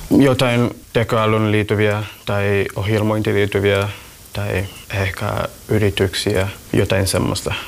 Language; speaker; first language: Finnish; non-native, learner; Swahili